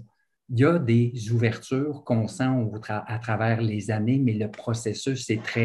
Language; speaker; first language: French; native; French